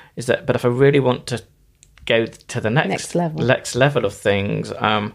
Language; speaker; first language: English; native; English